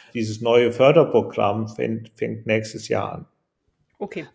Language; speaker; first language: German; native; German